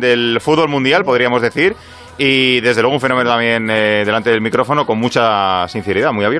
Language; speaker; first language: Spanish; native; Spanish